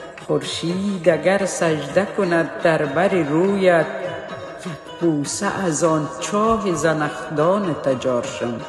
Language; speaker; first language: Persian; native; Persian